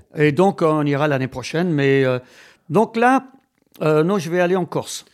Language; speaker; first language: French; non-native, fluent; English